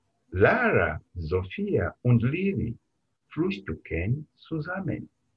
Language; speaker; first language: German; non-native, fluent; Bemba